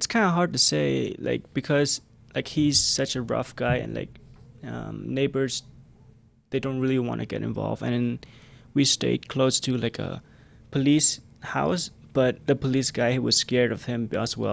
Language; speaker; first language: English; non-native, fluent; Khmer